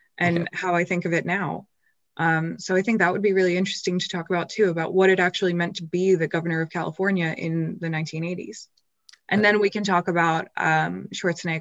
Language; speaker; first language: English; native; English